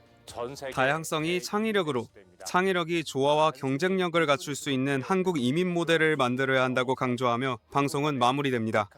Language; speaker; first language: Korean; native; Korean